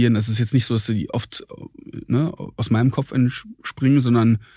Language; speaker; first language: German; native; German